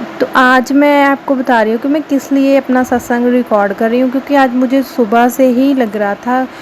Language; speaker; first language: Hindi; non-native, local second language; Punjabi